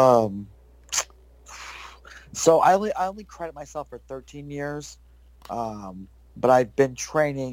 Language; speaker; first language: English; native; English